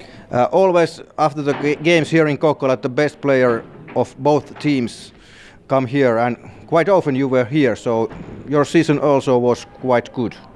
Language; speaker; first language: English; non-native, fluent; Finnish